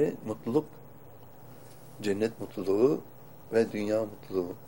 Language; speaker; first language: Turkish; native; Turkish